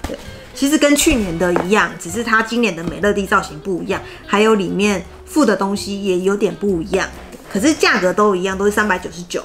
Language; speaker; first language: Chinese; native; Chinese